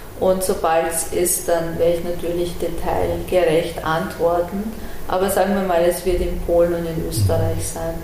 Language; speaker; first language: German; early bilingual, other home language; Persian